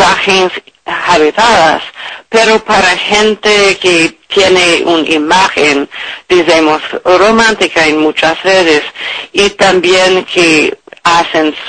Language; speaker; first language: Spanish; non-native, learner; English